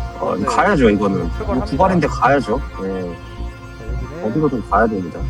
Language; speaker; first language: Korean; native; Korean